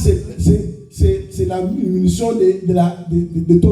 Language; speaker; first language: French; non-native, local second language; Lingala